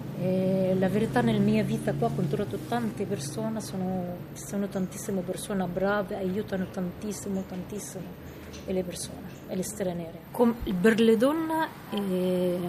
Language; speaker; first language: Italian; non-native, learner; Arabic